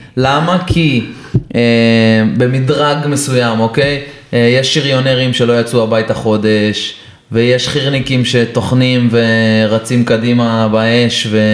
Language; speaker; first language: Hebrew; native; Hebrew